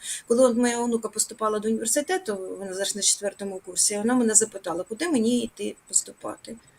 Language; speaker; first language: Ukrainian; native; Ukrainian